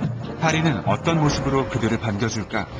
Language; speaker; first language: Korean; native; Korean